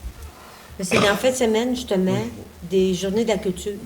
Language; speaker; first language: French; native; French